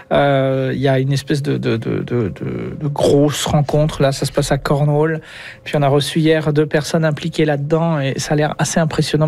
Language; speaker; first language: French; native; French